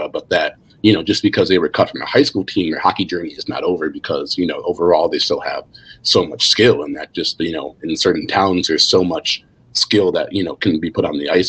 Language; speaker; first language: English; native; English